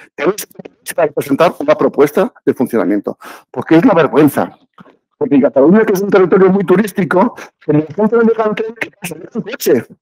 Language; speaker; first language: Spanish; native; Spanish